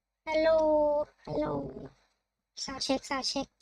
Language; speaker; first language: English; non-native, fluent; Thai